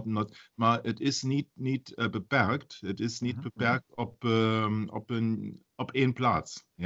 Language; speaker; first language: Dutch; non-native, learner; German